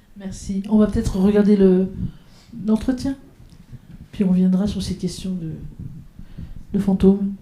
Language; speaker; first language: French; native; French